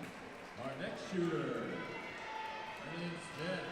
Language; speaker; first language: English; native; English